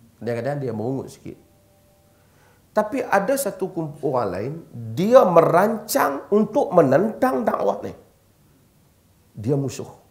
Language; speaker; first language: Malay; native; Malay